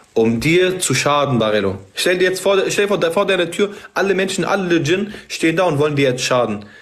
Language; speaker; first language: German; early bilingual, other home language; Arabic